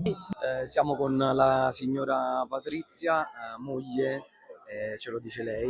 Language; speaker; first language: Italian; native; Italian